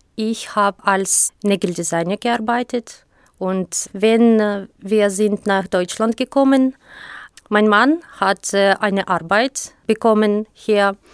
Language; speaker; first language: German; non-native, learner; Ukrainian